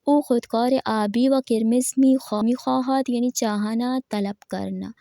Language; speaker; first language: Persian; non-native, fluent; Urdu